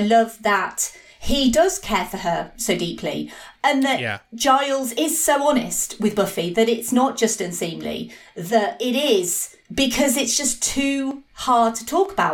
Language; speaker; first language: English; native; English